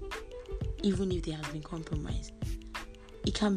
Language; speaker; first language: English; non-native, local second language; Igbo